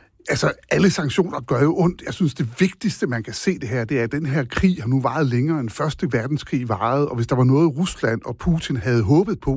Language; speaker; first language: Danish; native; Danish